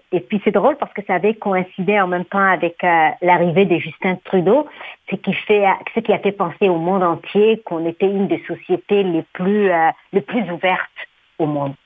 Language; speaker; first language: French; non-native, local second language; Somali